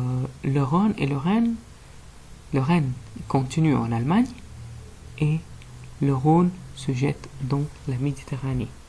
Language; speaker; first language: French; non-native, fluent; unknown